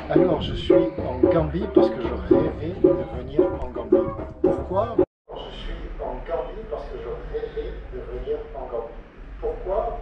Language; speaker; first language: French; native; French